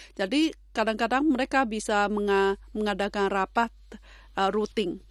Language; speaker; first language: Indonesian; non-native, fluent; Chinese